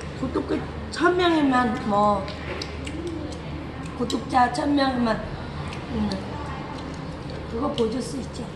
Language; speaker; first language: Korean; non-native, learner; Vietnamese